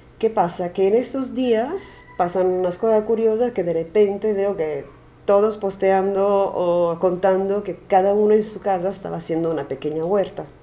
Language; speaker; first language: Spanish; non-native, fluent; Italian